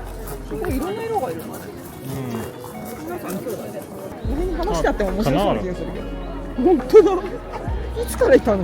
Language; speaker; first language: Japanese; native; Japanese